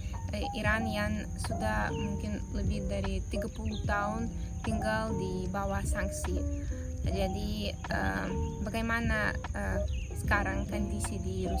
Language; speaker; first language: Indonesian; non-native, fluent; Russian